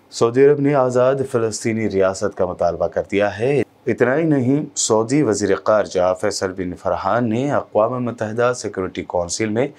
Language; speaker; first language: Urdu; native; Urdu